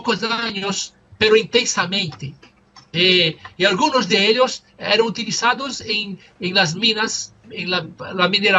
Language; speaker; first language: Spanish; non-native, fluent; Portuguese